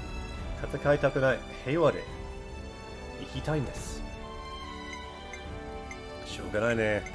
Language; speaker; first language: Japanese; non-native, fluent; English